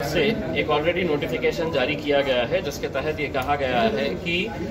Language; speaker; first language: Hindi; non-native, local second language; Marathi